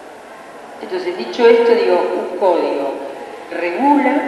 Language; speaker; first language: Spanish; native; Spanish